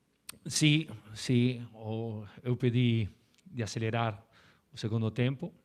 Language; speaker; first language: Portuguese; non-native, learner; Spanish